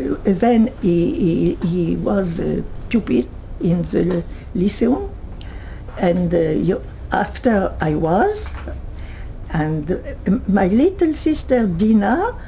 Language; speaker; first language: English; non-native, learner; French